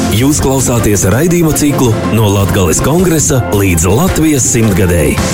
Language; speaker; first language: Latvian; native; Latvian